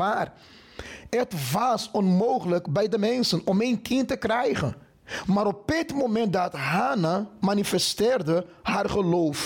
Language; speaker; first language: Dutch; non-native, fluent; Portuguese